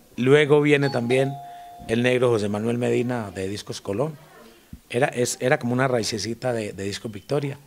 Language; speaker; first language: Spanish; native; Spanish